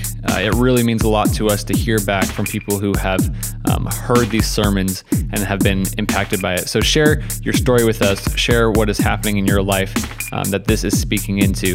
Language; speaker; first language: English; native; English